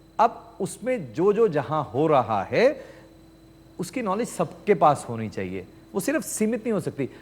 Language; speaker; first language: Hindi; native; Hindi